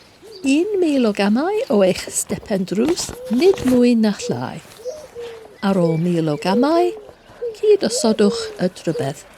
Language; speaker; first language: Welsh; non-native, fluent; English